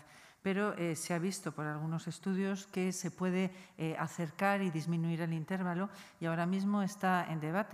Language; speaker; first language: Spanish; native; Spanish